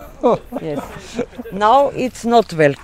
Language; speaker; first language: English; non-native, learner; German